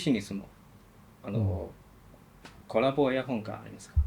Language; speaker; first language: Japanese; non-native, learner; Chinese